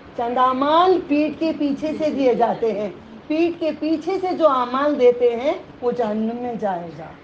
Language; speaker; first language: Urdu; native; Urdu